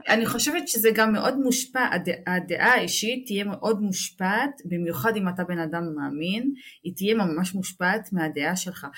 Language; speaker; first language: Hebrew; non-native, local second language; Arabic